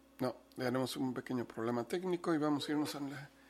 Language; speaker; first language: Spanish; native; Spanish